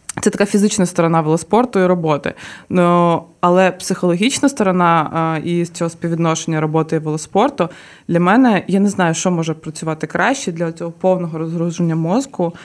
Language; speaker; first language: Ukrainian; non-native, local second language; Russian